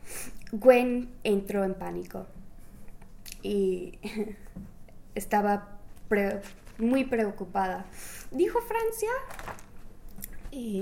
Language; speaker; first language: Spanish; non-native, fluent; English